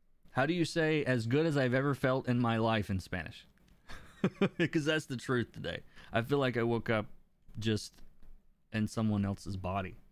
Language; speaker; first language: English; native; English